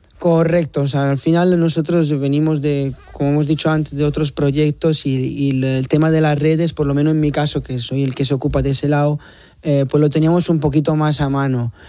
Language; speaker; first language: Spanish; non-native, fluent; Italian